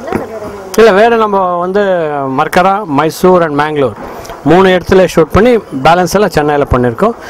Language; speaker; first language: Tamil; non-native, local second language; Kannada